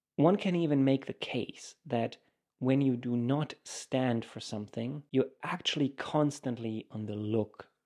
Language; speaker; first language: English; non-native, fluent; German